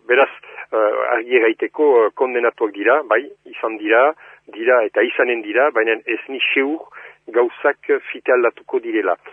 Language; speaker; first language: Basque; non-native, local second language; French